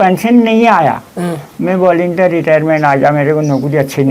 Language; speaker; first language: Hindi; non-native, local second language; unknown